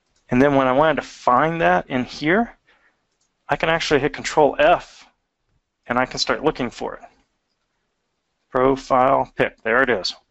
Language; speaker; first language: English; native; English